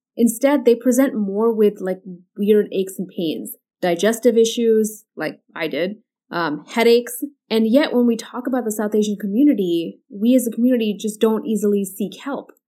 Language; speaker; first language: English; early bilingual, other home language; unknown